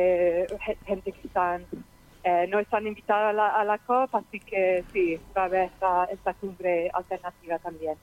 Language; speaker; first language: Spanish; non-native, fluent; English